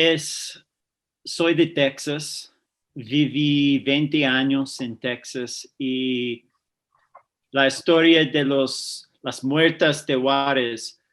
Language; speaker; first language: Spanish; non-native, fluent; English